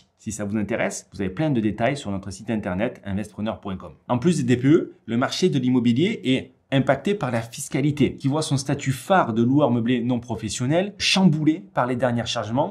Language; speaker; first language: French; native; French